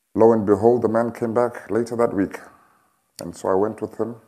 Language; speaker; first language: English; non-native, local second language; Xhosa